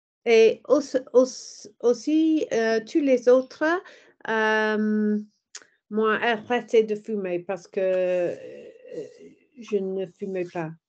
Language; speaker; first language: French; non-native, learner; English